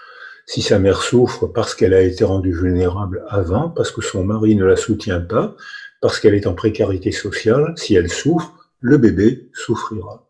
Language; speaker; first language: French; native; French